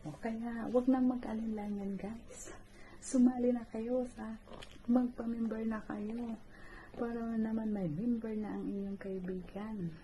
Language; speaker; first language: Filipino; non-native, local second language; Cebuano